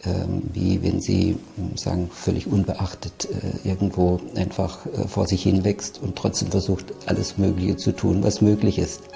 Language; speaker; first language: German; native; German